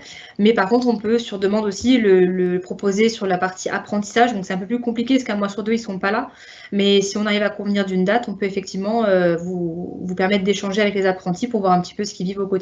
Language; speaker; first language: French; native; French